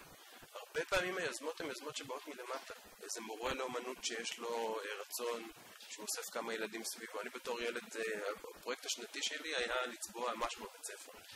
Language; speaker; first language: Hebrew; native; Hebrew